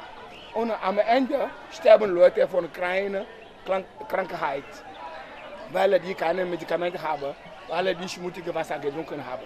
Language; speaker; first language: German; non-native, learner; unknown